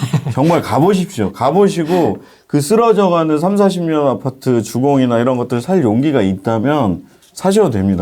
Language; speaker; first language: Korean; native; Korean